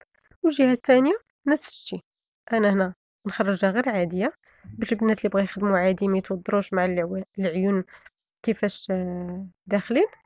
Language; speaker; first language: Arabic; native; Arabic